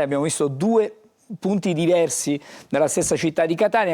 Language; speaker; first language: Italian; native; Italian